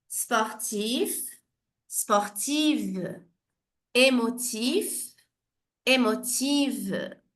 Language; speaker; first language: French; non-native, fluent; Portuguese